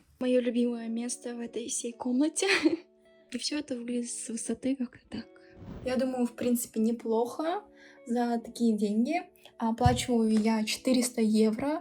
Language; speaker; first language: Russian; early bilingual, heritage; Russian